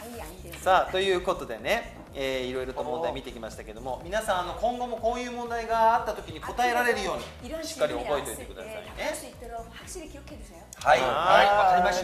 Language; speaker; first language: Japanese; native; Japanese